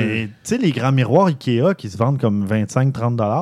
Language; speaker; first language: French; native; French